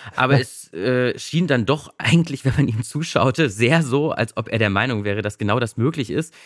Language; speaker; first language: German; native; German